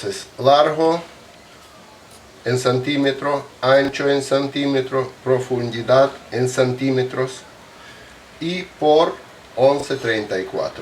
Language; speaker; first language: Spanish; non-native, fluent; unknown